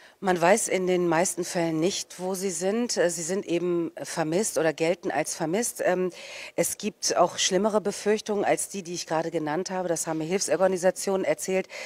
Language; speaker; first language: German; native; German